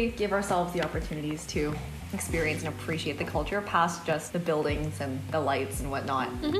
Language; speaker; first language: English; non-native, local second language; Chinese